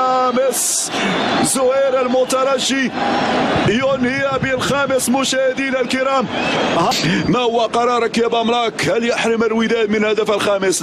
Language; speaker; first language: Arabic; native; Arabic